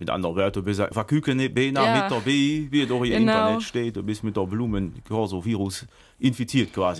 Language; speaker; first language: German; native; German